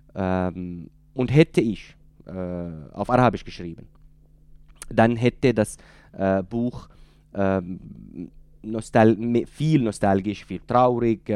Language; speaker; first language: German; non-native, fluent; Arabic